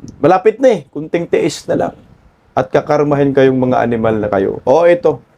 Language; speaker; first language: Filipino; non-native, local second language; Cebuano